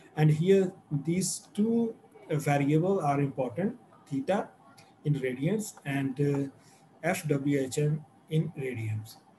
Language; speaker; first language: English; non-native, local second language; Urdu